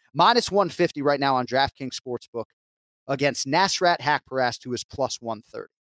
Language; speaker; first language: English; native; English